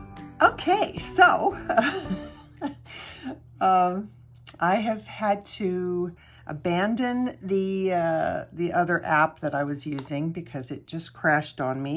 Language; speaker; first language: English; native; English